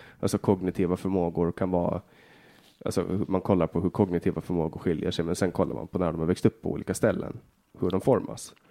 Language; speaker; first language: Swedish; native; Swedish